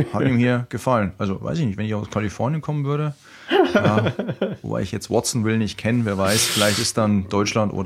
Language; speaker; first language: German; native; German